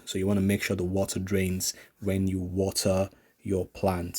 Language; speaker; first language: English; native; English